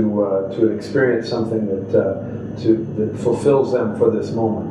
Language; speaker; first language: English; native; English